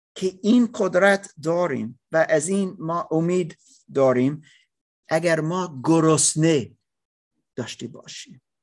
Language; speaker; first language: Persian; non-native, learner; English